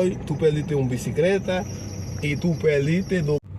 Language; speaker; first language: Spanish; non-native, fluent; Haitian Creole